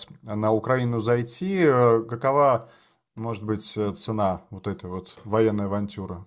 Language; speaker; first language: Russian; native; Russian